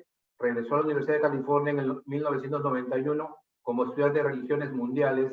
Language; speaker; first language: Spanish; native; Spanish